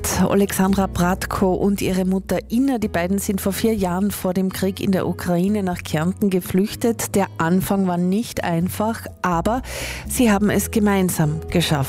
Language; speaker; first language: German; native; German